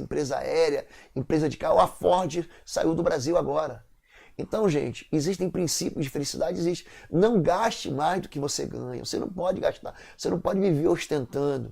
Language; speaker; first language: Portuguese; native; Portuguese